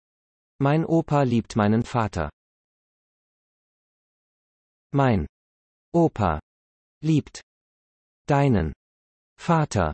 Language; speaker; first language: German; non-native, learner; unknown